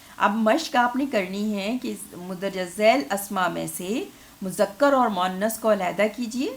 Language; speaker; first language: Urdu; native; Urdu